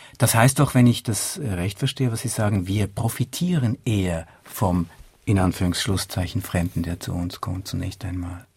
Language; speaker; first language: German; native; German